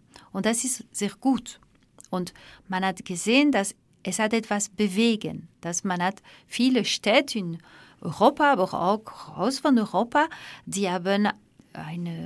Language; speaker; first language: German; non-native, learner; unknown